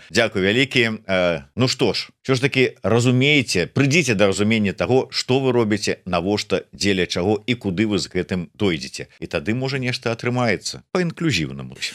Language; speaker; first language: Belarusian; native; Belarusian